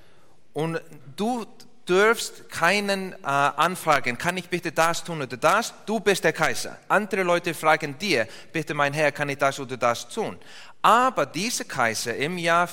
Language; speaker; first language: German; non-native, learner; English